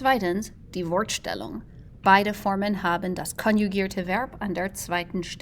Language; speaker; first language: German; non-native, fluent; English